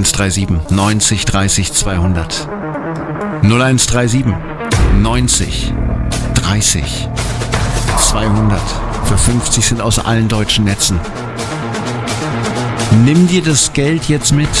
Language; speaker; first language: German; native; German